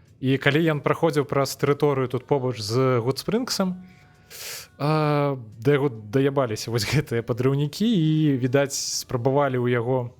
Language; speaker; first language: Belarusian; non-native, local second language; Russian